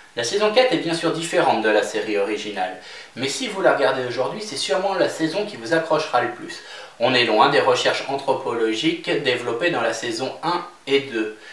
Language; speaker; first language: French; native; French